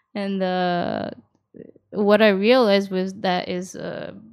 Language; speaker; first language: English; early bilingual, other home language; Japanese